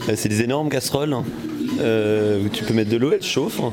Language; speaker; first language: French; native; French